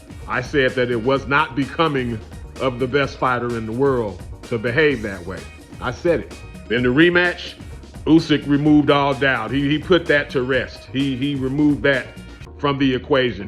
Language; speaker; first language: English; native; English